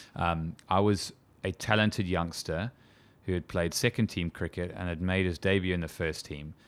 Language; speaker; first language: English; native; English